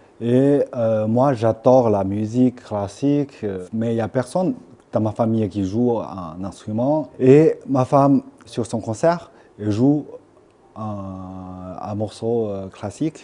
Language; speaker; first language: French; non-native, fluent; Chinese